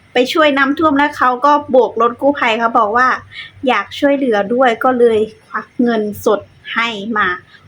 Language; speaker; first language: Thai; native; Thai